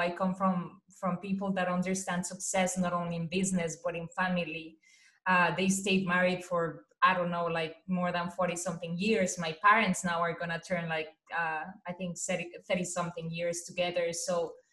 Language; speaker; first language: English; non-native, fluent; Spanish